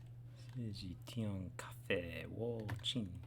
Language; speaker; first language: Chinese; non-native, learner; English